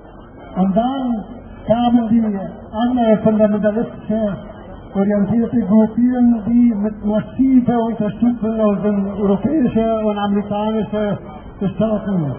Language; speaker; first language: German; non-native, fluent; Persian